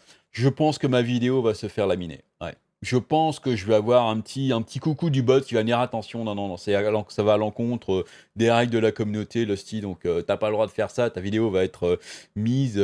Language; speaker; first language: French; native; French